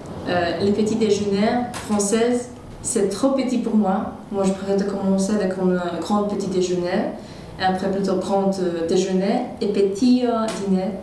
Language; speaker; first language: French; non-native, fluent; Polish